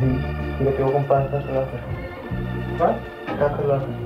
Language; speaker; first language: Dutch; early bilingual, other home language; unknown